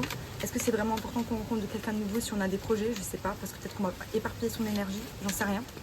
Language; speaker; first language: French; native; French